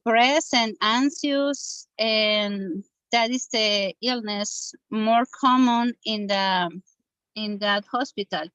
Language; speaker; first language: English; non-native, learner; Spanish